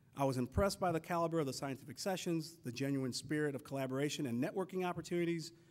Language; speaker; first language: English; native; English